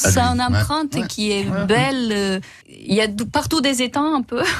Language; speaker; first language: French; non-native, fluent; Romanian